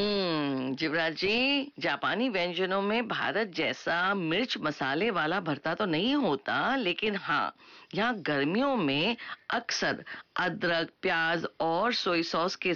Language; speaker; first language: Hindi; native; Hindi